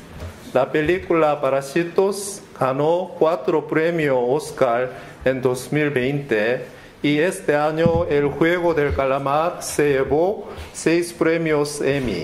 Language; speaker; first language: Spanish; non-native, learner; Korean